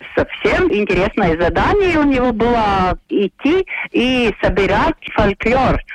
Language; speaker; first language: Russian; non-native, local second language; Latvian